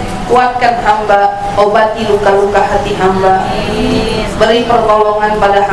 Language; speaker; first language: Indonesian; native; Indonesian